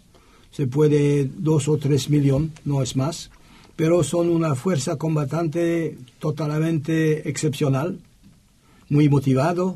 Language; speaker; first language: Spanish; non-native, learner; French